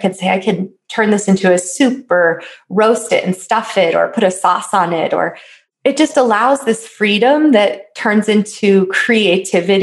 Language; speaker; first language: English; native; English